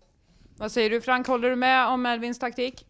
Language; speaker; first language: Swedish; native; Swedish